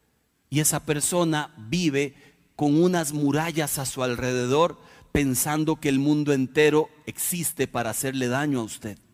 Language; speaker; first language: Spanish; native; Spanish